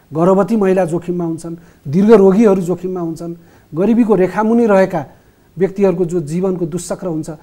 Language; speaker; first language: Nepali; native; Nepali